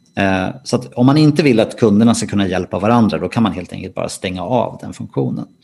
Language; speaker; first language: Swedish; native; Swedish